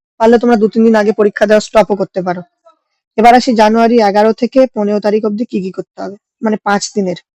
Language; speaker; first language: Bangla; native; Bangla